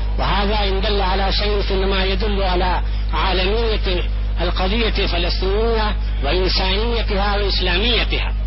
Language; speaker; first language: Arabic; non-native, fluent; Urdu